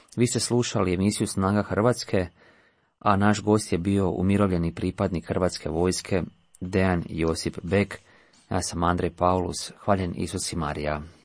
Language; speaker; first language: Croatian; native; Croatian